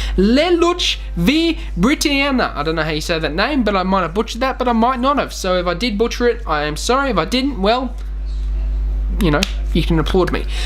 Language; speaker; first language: English; native; English